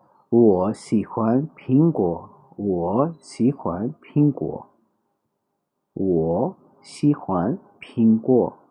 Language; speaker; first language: Chinese; non-native, fluent; Urdu